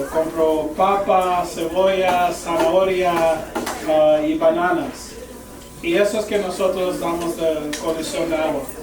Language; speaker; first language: Spanish; early bilingual, heritage; English